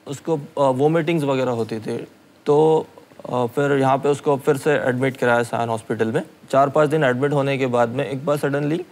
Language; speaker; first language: Hindi; non-native, local second language; Marathi